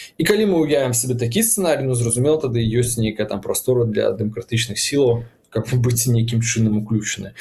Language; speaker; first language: Belarusian; non-native, local second language; Russian